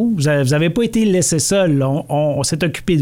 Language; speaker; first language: French; native; French